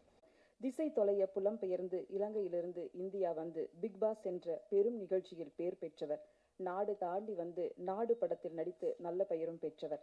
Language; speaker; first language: Tamil; native; Tamil